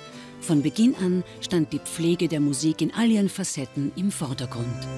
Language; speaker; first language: German; native; German